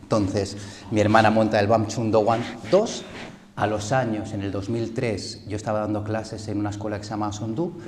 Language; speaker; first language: Spanish; early bilingual, other home language; Korean